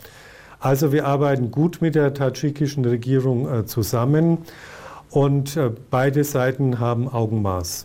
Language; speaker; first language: German; non-native, fluent; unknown